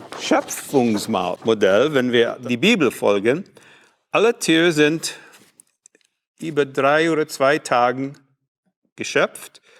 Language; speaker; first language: German; non-native, learner; English